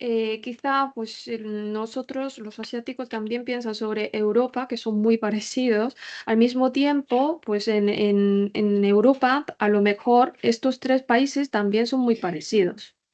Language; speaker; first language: Spanish; non-native, learner; Korean